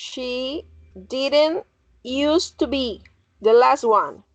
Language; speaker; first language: English; non-native, learner; Spanish